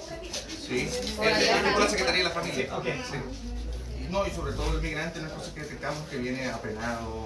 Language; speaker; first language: Spanish; native; Spanish